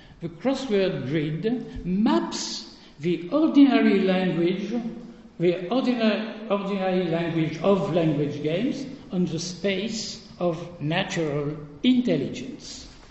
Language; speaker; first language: English; non-native, fluent; French